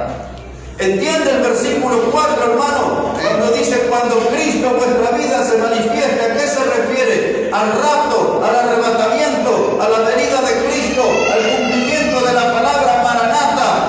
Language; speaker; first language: Spanish; native; Spanish